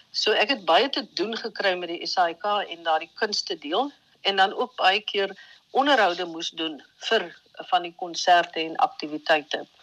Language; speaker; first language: Afrikaans; native; Afrikaans